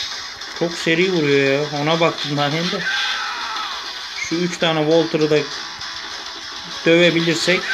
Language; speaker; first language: Turkish; native; Turkish